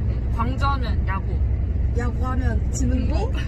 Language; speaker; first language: Korean; native; Korean